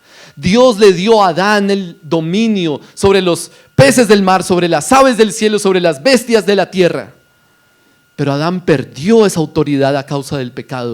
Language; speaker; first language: Spanish; native; Spanish